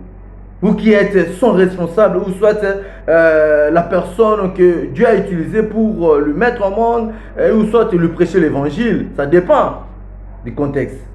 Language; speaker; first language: French; non-native, local second language; Lingala